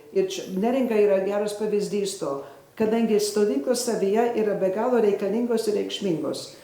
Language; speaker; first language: Lithuanian; early bilingual, heritage; Lithuanian